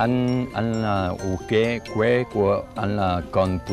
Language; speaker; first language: Vietnamese; non-native, learner; Korean